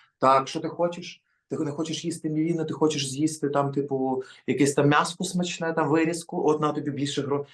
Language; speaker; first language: Ukrainian; native; Ukrainian